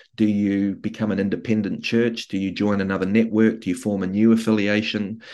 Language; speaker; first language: English; native; English